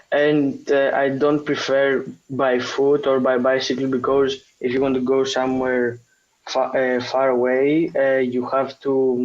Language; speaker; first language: English; non-native, fluent; Greek